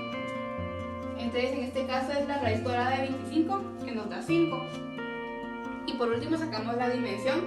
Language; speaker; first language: Spanish; native; Spanish